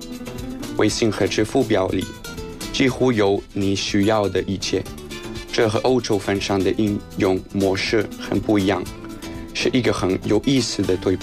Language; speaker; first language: Chinese; non-native, fluent; Spanish